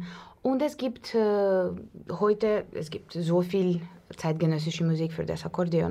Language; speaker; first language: German; non-native, learner; Russian